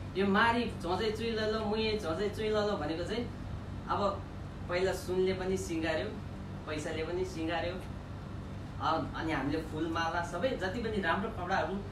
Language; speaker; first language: Nepali; non-native, local second language; Gurung